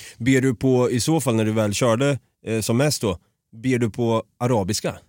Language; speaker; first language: Swedish; native; Swedish